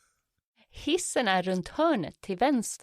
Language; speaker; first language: Swedish; native; Swedish